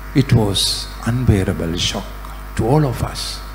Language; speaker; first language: English; non-native, local second language; Sinhala